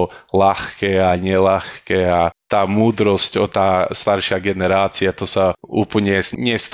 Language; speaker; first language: Slovak; early bilingual, heritage; Slovak